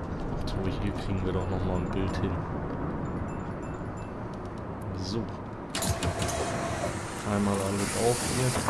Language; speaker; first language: German; native; German